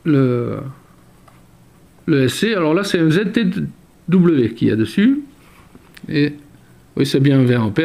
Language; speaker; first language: French; native; French